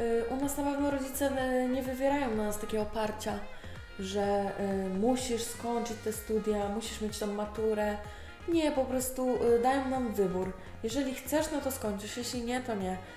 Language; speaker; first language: Polish; native; Polish